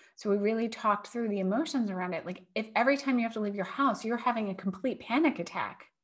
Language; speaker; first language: English; native; English